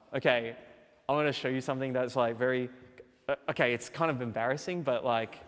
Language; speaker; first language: English; native; English